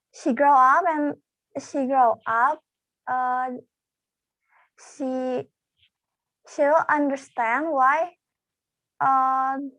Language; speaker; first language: English; non-native, learner; Indonesian